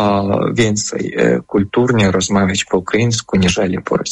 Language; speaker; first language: Polish; non-native, fluent; Ukrainian